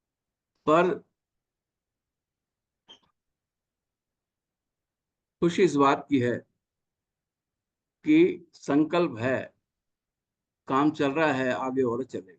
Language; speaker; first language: Hindi; native; Hindi